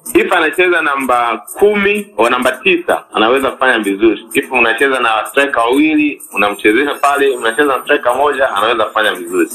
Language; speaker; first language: Swahili; non-native, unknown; Bemba